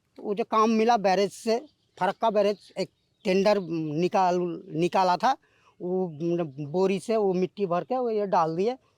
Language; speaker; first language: Hindi; non-native, local second language; Bangla